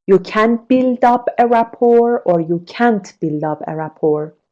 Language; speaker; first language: English; non-native, fluent; Persian